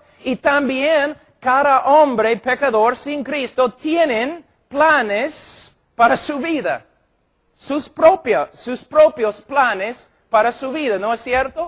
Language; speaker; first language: Spanish; non-native, fluent; English